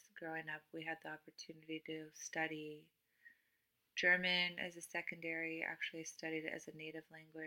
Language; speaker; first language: English; non-native, fluent; Romanian